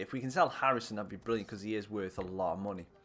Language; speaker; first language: English; native; English